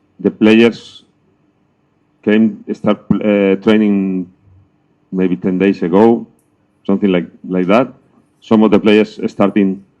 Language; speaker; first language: English; non-native, learner; Spanish